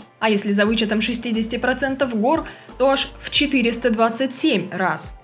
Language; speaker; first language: Russian; native; Russian